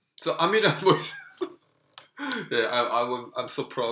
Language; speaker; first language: English; non-native, fluent; Korean